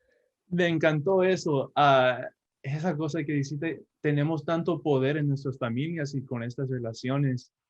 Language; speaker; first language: Spanish; early bilingual, heritage; Spanish